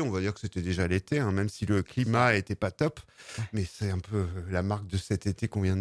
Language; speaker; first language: French; native; French